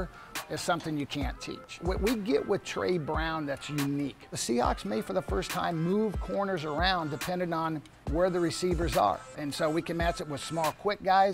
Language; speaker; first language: English; native; English